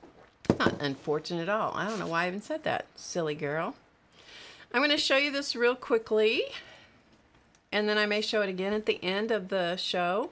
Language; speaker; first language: English; native; English